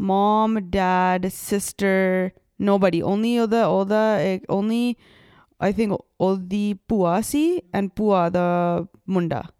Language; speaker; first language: English; early bilingual, other home language; Punjabi